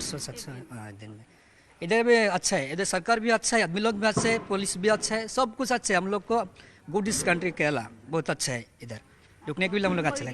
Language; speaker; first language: Hindi; non-native, local second language; Bangla